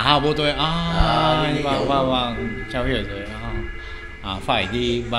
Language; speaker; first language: Vietnamese; non-native, fluent; Japanese